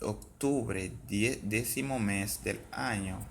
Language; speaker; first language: Spanish; non-native, fluent; Haitian Creole